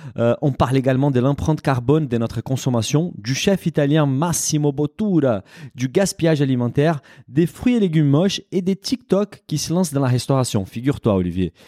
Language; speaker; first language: French; non-native, fluent; Portuguese